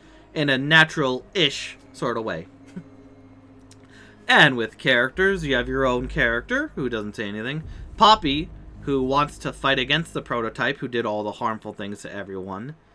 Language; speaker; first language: English; native; English